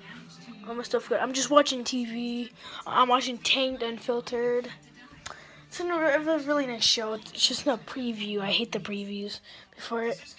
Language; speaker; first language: English; native; English